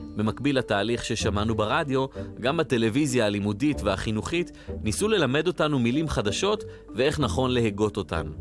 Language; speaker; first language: Hebrew; native; Hebrew